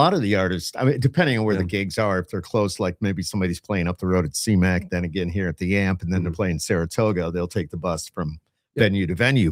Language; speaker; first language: English; native; English